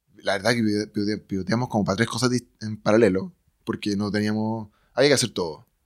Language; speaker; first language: Spanish; native; Spanish